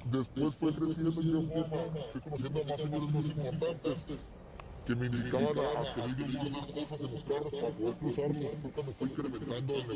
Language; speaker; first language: Spanish; native; Spanish